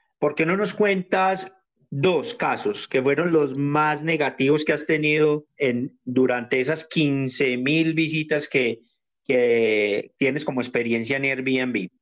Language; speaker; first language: Spanish; native; Spanish